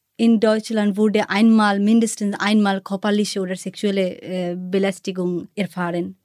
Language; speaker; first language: German; non-native, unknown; Bangla